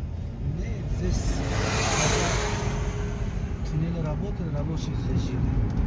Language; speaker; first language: Russian; non-native, local second language; Tajik